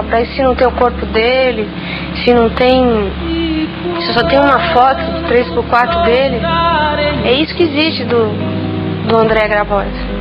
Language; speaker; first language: Portuguese; native; Portuguese